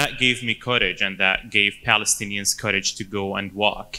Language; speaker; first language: English; non-native, fluent; Arabic